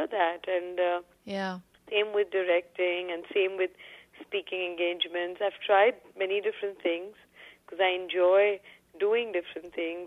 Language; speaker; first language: English; non-native, local second language; Hindi